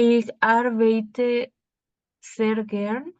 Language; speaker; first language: German; non-native, learner; Spanish